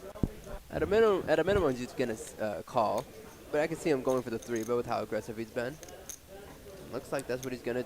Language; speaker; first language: English; native; English